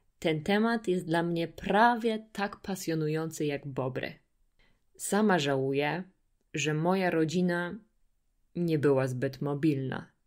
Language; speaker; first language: Polish; native; Polish